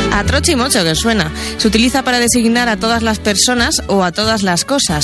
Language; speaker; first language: Spanish; native; Spanish